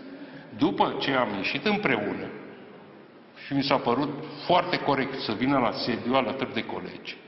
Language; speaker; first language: Romanian; native; Romanian